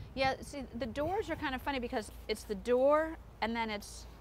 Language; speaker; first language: English; native; English